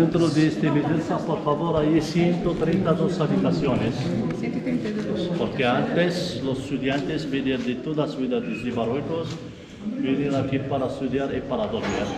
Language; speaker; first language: Spanish; non-native, fluent; Arabic